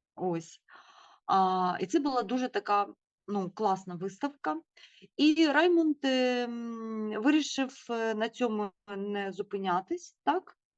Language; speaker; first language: Ukrainian; non-native, local second language; Russian